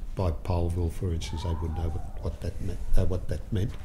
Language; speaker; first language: English; early bilingual, other home language; Ukrainian